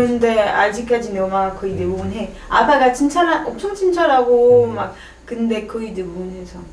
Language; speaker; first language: Korean; non-native, learner; French